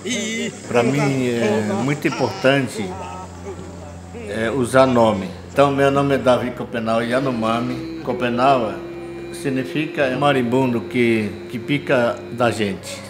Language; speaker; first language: Portuguese; non-native, local second language; Yanomámi